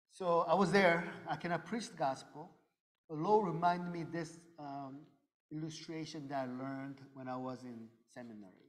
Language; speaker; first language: English; early bilingual, other home language; Korean